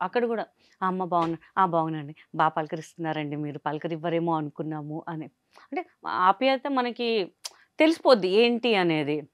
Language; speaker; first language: Telugu; non-native, local second language; Hindi